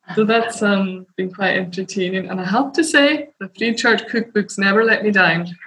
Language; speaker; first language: English; native; English